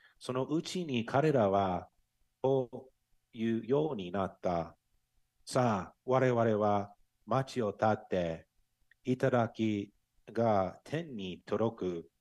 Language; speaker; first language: Japanese; non-native, fluent; English